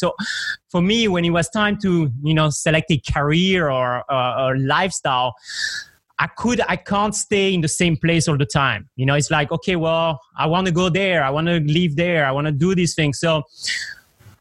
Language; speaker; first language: English; non-native, fluent; French